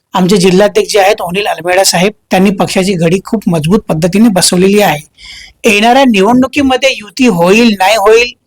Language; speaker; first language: Marathi; native; Marathi